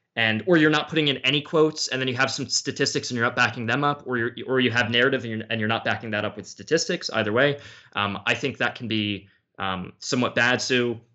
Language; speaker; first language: English; native; English